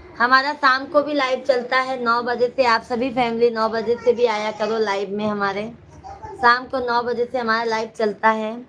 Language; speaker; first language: Hindi; native; Hindi